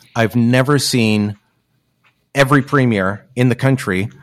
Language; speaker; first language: English; native; English